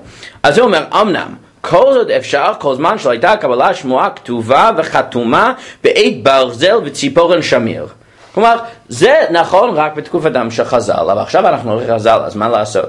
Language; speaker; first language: Hebrew; non-native, fluent; English